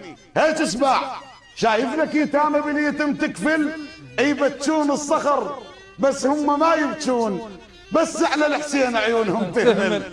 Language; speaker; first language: Arabic; native; Arabic